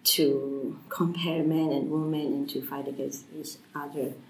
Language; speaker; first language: English; non-native, fluent; Burmese